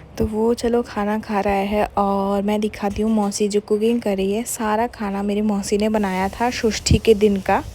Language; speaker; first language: Hindi; non-native, local second language; Bangla